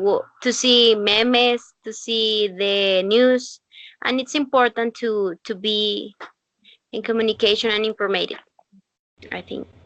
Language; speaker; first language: English; non-native, learner; Spanish